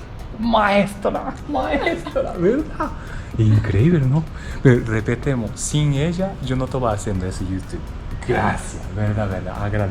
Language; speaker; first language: Spanish; non-native, learner; Japanese